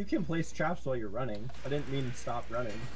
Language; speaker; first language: English; native; English